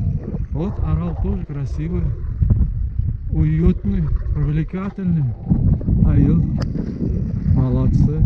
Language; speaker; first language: Russian; non-native, fluent; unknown